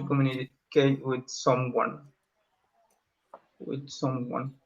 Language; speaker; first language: English; non-native, learner; Spanish